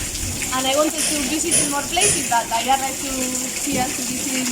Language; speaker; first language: English; non-native, learner; Spanish